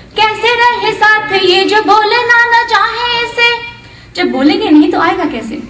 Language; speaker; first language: Hindi; native; Hindi